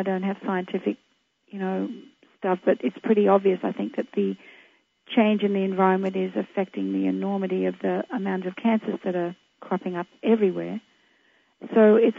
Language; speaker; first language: English; native; English